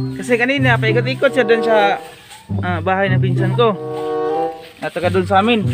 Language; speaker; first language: Filipino; non-native, local second language; Cebuano